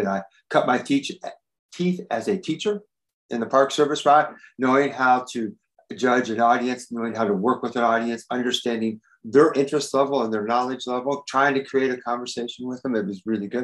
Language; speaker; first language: English; native; English